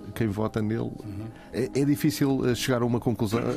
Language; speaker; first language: Portuguese; native; Portuguese